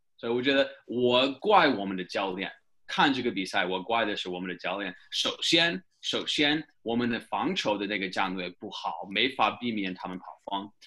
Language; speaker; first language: Chinese; non-native, fluent; English